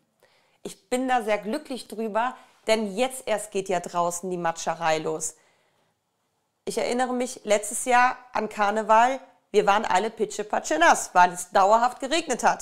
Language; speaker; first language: German; native; German